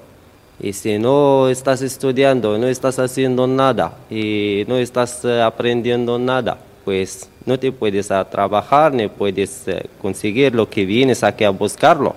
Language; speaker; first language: Spanish; non-native, learner; Arabic